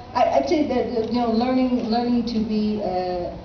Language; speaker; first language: English; native; English